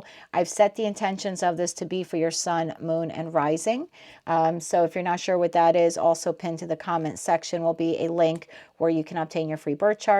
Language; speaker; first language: English; native; English